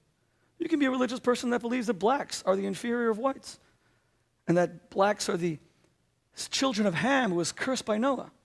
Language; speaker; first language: English; native; English